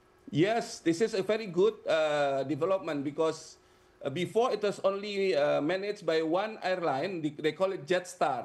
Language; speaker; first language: English; non-native, fluent; Indonesian